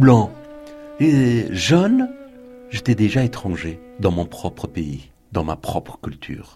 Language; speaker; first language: French; non-native, fluent; Persian